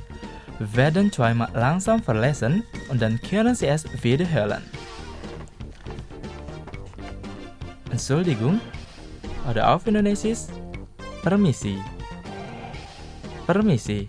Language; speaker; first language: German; non-native, fluent; Indonesian